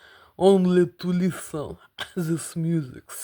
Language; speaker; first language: English; non-native, learner; Russian